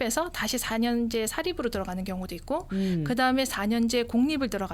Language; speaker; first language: Korean; native; Korean